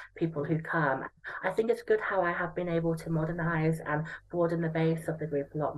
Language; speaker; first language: English; native; English